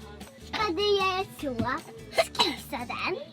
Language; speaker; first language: Swedish; early bilingual, heritage; Swedish